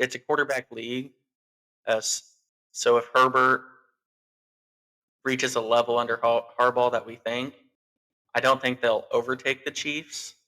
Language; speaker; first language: English; native; English